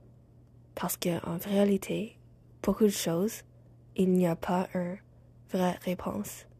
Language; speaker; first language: French; non-native, learner; English